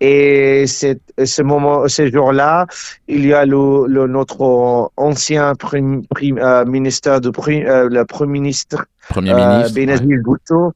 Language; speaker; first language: French; non-native, learner; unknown